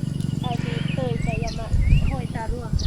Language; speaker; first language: Finnish; non-native, learner; Thai